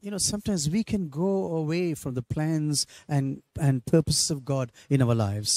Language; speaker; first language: English; non-native, local second language; Tamil